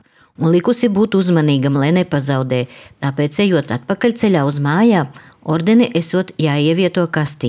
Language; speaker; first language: Latvian; native; Latvian